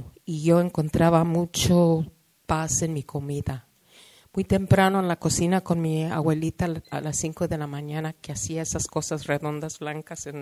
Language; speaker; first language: Spanish; early bilingual, heritage; Spanish